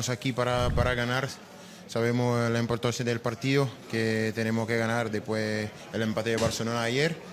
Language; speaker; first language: Spanish; non-native, fluent; French